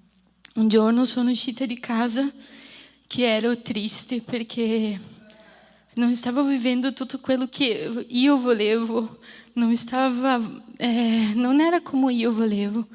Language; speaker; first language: Italian; non-native, fluent; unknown